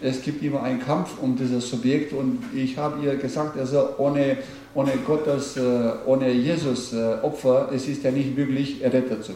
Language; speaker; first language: German; non-native, learner; Romanian